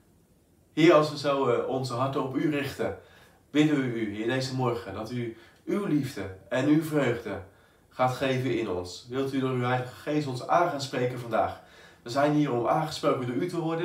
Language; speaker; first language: Dutch; native; Dutch